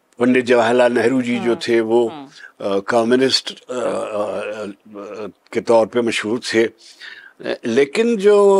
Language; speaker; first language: Urdu; native; Urdu